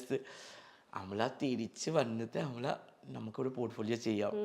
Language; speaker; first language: Malayalam; non-native, fluent; Assamese